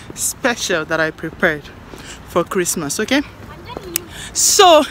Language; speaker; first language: English; non-native, local second language; Igbo